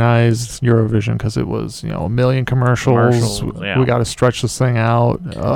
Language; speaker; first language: English; native; English